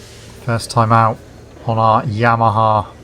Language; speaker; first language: English; native; English